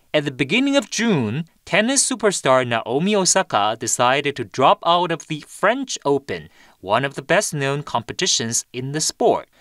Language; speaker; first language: English; non-native, fluent; Chinese